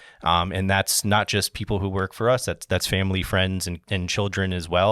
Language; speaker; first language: English; native; English